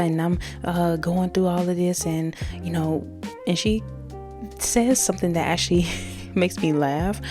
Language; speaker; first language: English; native; English